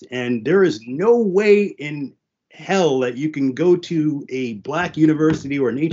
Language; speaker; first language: English; early bilingual, other home language; French